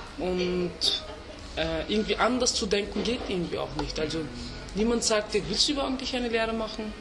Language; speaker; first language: German; early bilingual, other home language; Turkish